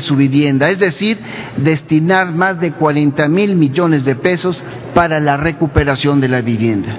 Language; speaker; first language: Spanish; native; Spanish